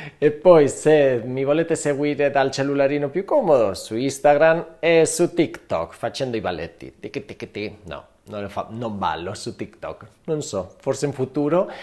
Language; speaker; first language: Italian; non-native, fluent; Spanish